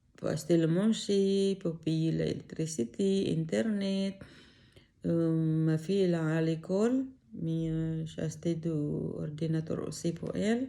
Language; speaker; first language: French; non-native, learner; Filipino